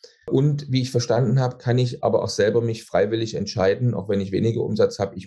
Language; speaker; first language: German; native; German